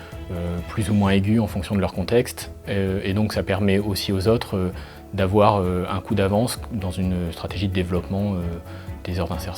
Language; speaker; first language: French; native; French